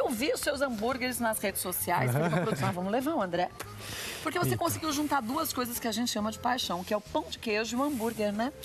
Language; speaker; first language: Portuguese; native; Portuguese